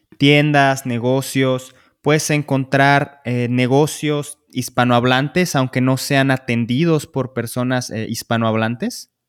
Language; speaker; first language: Spanish; native; Spanish